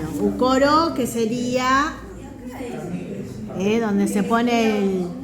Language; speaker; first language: Spanish; native; Spanish